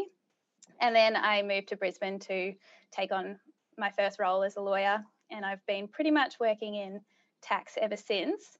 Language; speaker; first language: English; native; English